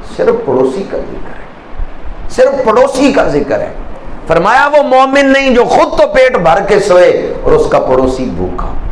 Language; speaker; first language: Urdu; non-native, local second language; Punjabi